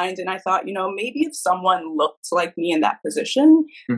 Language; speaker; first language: English; early bilingual, other home language; Haitian Creole